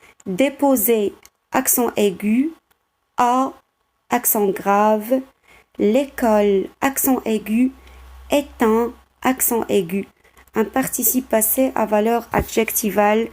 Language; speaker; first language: French; non-native, local second language; Arabic